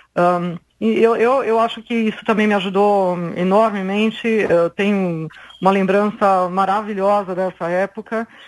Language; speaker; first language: Portuguese; native; Portuguese